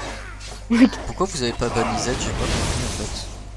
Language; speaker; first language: French; native; French